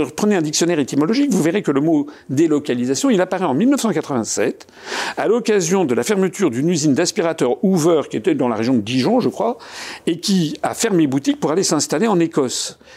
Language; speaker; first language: French; native; French